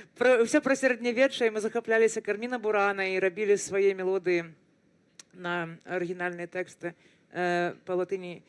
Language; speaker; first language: Belarusian; non-native, local second language; Russian